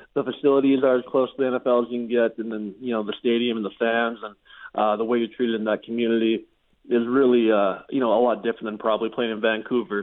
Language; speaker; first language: English; native; English